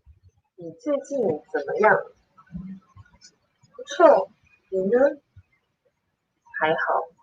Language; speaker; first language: Chinese; non-native, learner; Polish